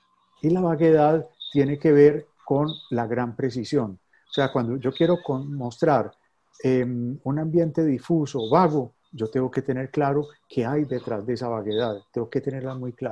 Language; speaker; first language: Spanish; native; Spanish